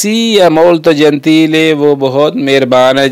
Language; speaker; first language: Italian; non-native, learner; Urdu